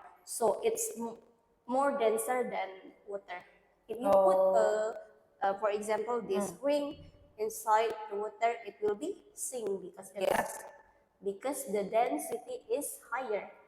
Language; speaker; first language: English; non-native, learner; Indonesian